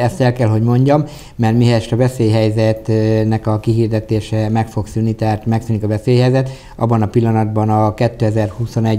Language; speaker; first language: Hungarian; native; Hungarian